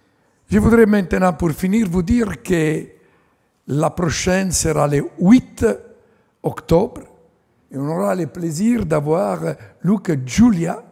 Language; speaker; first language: French; non-native, fluent; Italian